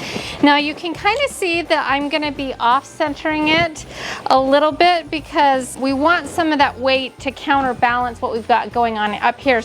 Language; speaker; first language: English; native; English